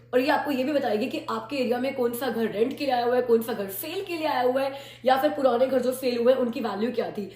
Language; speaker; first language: Hindi; native; Hindi